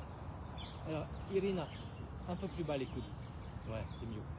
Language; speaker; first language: French; native; French